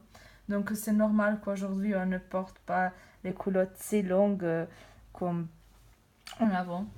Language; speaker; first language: French; non-native, learner; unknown